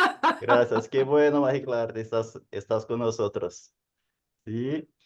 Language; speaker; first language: Spanish; non-native, fluent; Portuguese